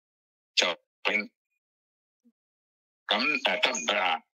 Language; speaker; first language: Cantonese; native; Cantonese